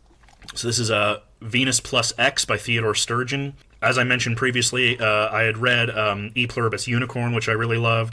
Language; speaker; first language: English; native; English